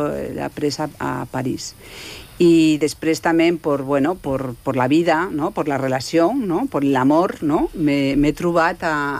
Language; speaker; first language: Catalan; non-native, local second language; Spanish